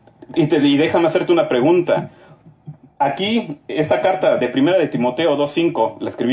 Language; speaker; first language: Spanish; native; Spanish